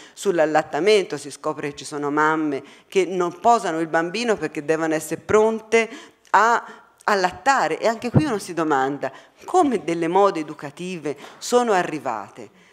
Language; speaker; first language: Italian; native; Italian